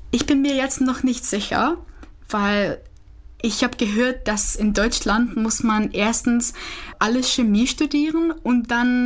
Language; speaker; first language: German; non-native, fluent; Czech